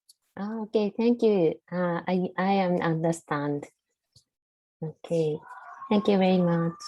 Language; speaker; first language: English; non-native, fluent; Japanese